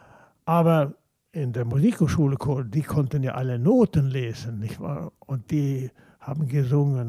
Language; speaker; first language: German; non-native, fluent; Swedish